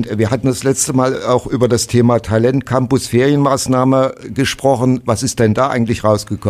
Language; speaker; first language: German; native; German